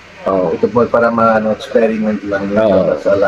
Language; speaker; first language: Filipino; non-native, learner; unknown